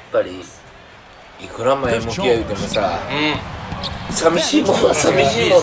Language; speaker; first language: Japanese; native; Japanese